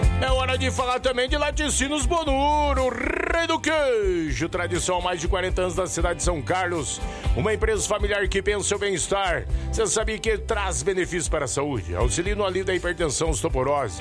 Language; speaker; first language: Portuguese; native; Portuguese